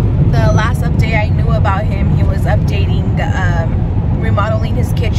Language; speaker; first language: English; early bilingual, other home language; Spanish